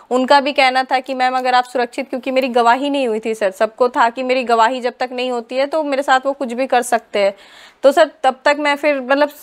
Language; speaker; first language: Hindi; native; Hindi